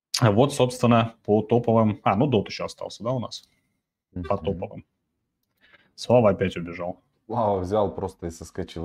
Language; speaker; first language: Russian; native; Russian